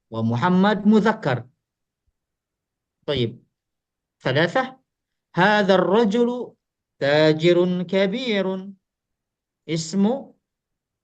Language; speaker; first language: Arabic; non-native, fluent; Indonesian